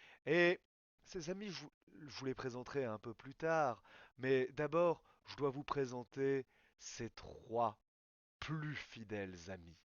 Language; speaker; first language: French; native; French